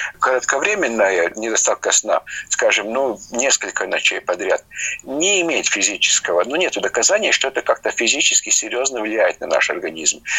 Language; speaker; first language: Russian; non-native, local second language; Latvian